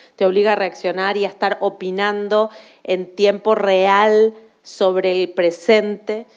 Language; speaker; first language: Spanish; native; Spanish